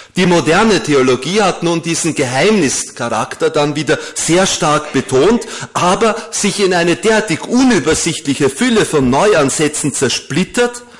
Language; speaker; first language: German; native; German